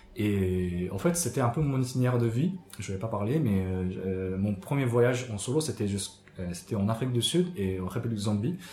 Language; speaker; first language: French; non-native, fluent; Japanese